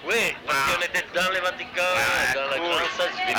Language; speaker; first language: French; non-native, fluent; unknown